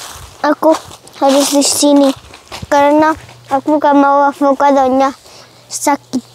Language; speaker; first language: Indonesian; early bilingual, heritage; Indonesian